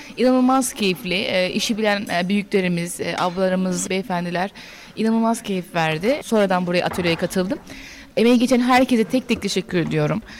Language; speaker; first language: Turkish; early bilingual, heritage; Turkish